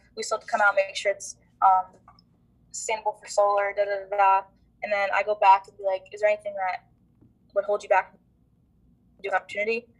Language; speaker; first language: English; native; English